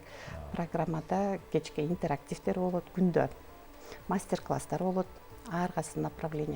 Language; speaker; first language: Kyrgyz; native; Kyrgyz